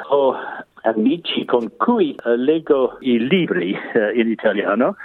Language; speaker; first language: Italian; non-native, learner; English